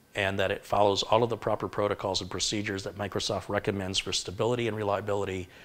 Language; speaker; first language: English; native; English